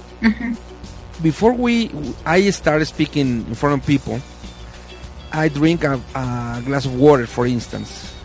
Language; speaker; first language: English; non-native, learner; Spanish